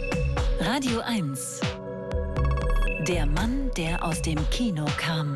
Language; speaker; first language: German; native; German